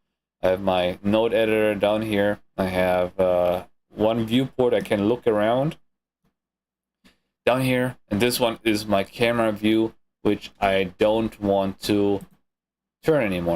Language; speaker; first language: English; non-native, fluent; German